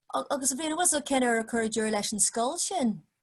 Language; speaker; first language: Irish; non-native, learner; English